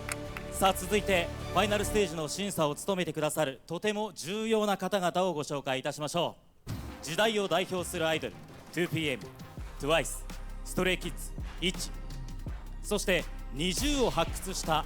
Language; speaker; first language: Japanese; native; Japanese